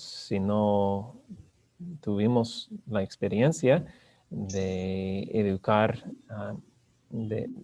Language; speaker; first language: Spanish; non-native, learner; English